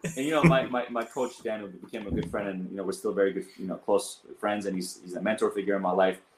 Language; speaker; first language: English; early bilingual, other home language; Armenian